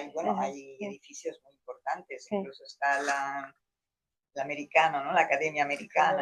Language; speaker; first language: Spanish; non-native, fluent; Italian